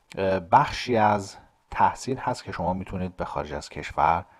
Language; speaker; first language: German; non-native, fluent; Persian